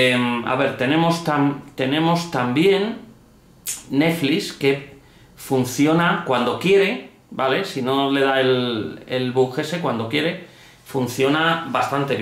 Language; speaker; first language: Spanish; native; Spanish